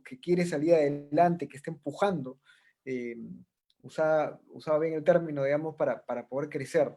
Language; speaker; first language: Spanish; native; Spanish